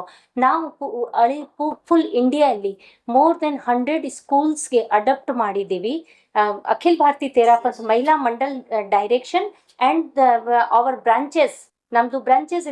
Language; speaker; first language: Kannada; non-native, local second language; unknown